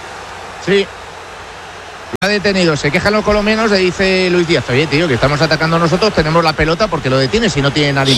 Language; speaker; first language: Spanish; native; Spanish